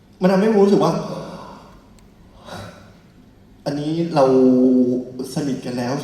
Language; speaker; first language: Thai; native; Thai